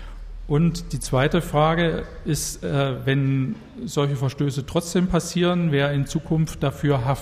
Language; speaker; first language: German; native; German